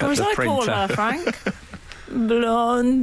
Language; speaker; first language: English; native; English